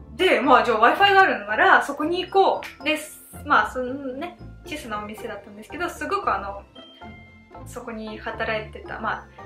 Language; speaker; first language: Japanese; native; Japanese